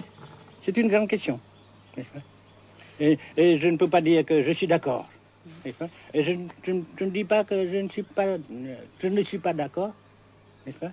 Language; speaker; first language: French; non-native, local second language; Vietnamese